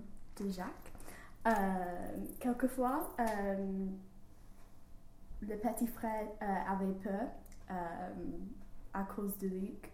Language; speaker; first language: French; non-native, learner; English